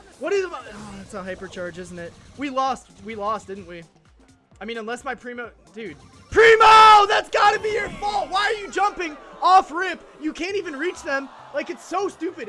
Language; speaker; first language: English; native; English